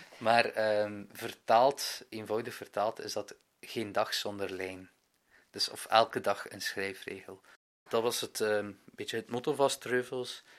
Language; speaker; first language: Dutch; native; Dutch